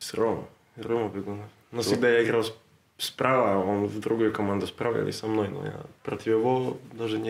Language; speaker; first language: Russian; non-native, learner; Serbian